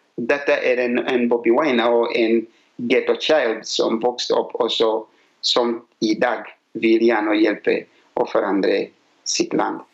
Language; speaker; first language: Norwegian; non-native, learner; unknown